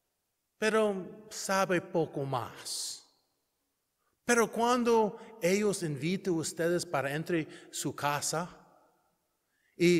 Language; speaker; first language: Spanish; non-native, learner; English